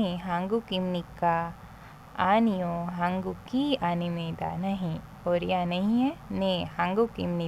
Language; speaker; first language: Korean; non-native, fluent; Hindi